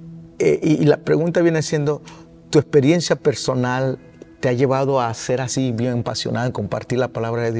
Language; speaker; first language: Spanish; early bilingual, heritage; Spanish